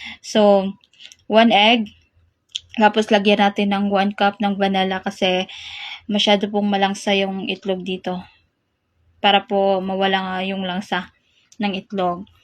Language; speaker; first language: Filipino; non-native, local second language; Cebuano